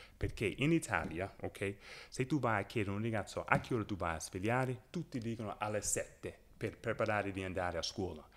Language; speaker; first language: Italian; non-native, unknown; English